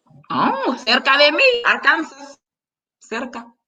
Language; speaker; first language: Spanish; non-native, learner; English